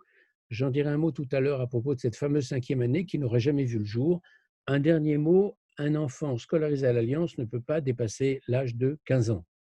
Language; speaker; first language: French; native; French